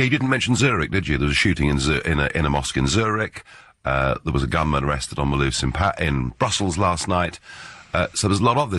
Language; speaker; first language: English; native; English